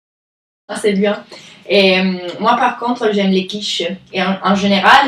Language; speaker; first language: French; non-native, learner; Italian